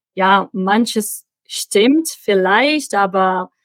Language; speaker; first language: German; non-native, fluent; Czech